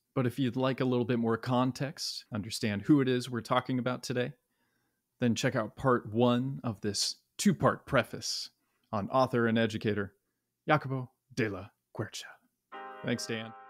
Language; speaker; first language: English; native; English